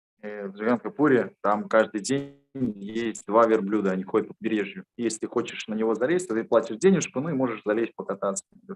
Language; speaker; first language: Russian; native; Russian